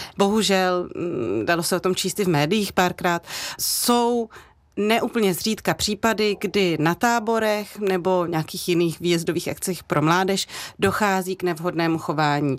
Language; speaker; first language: Czech; native; Czech